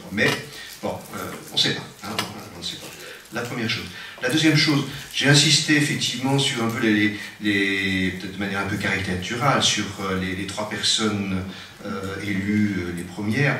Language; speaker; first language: French; native; French